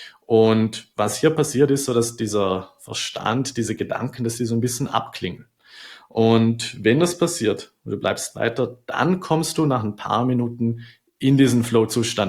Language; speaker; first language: German; native; German